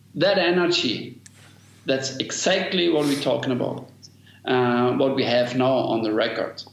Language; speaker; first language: English; non-native, fluent; German